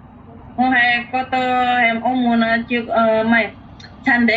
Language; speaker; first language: Cantonese; non-native, learner; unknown